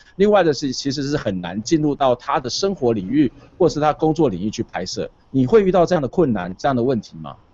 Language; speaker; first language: Chinese; native; Chinese